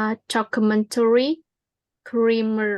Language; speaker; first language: English; non-native, learner; Vietnamese